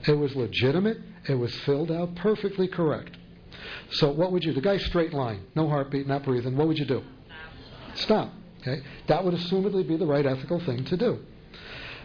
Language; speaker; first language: English; native; English